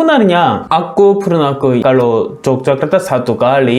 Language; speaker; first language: Indonesian; non-native, learner; Korean